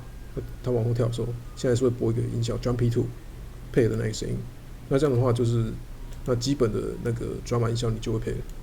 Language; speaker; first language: Chinese; native; Chinese